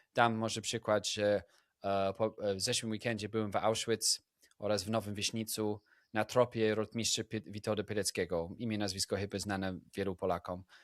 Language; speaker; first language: Polish; non-native, fluent; English